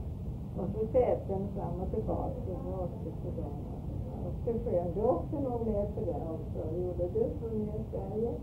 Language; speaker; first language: Swedish; early bilingual, heritage; Swedish